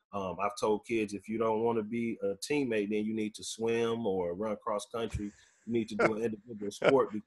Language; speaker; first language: English; native; English